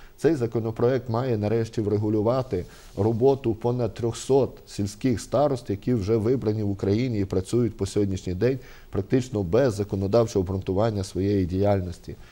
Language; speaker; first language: Ukrainian; native; Ukrainian